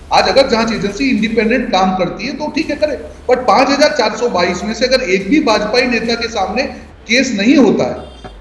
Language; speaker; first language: Hindi; non-native, local second language; Gujarati